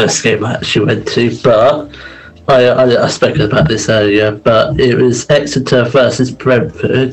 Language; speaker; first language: English; native; English